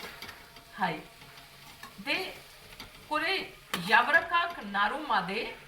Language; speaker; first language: Japanese; non-native, fluent; Hindi